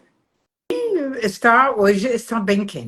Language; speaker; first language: Portuguese; non-native, fluent; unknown